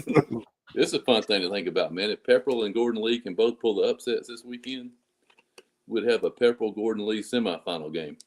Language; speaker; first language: English; native; English